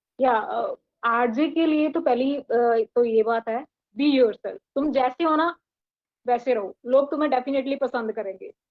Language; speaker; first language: Hindi; native; Hindi